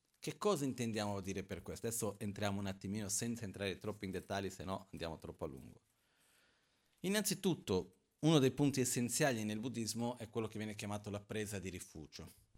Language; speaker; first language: Italian; non-native, fluent; Portuguese